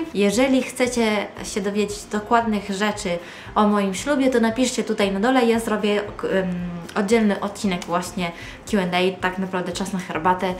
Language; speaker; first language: Polish; non-native, fluent; Italian